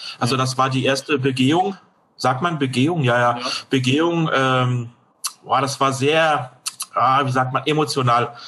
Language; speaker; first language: German; non-native, fluent; French